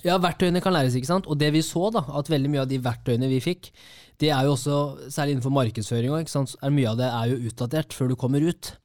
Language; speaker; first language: Norwegian; native; Norwegian